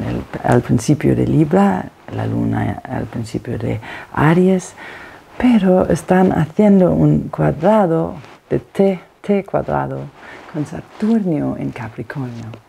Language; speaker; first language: Spanish; non-native, fluent; Danish